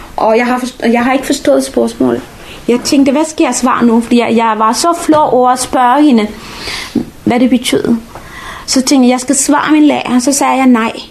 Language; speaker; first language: Danish; non-native, fluent; Tamil